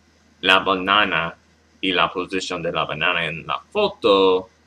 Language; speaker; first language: Spanish; non-native, learner; English